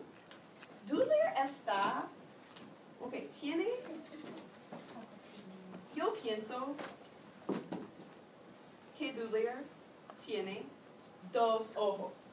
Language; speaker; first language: Spanish; non-native, learner; English